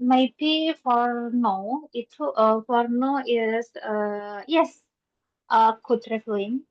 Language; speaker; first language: English; non-native, learner; Indonesian